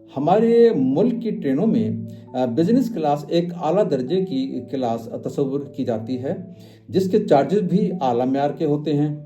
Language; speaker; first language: Urdu; native; Urdu